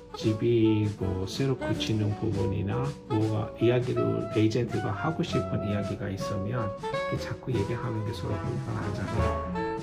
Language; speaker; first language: Korean; non-native, fluent; Persian